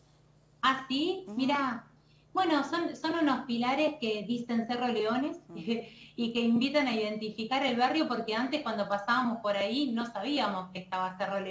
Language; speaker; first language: Spanish; native; Spanish